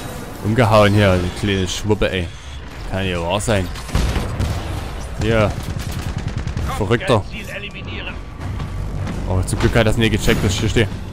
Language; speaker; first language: German; native; German